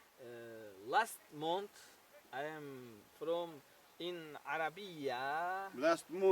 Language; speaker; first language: English; non-native, learner; Turkish